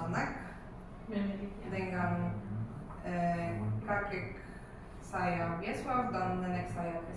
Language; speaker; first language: Indonesian; non-native, learner; Polish